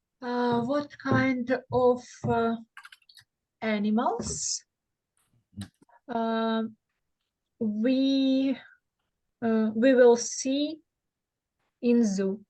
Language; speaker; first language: English; non-native, learner; Ukrainian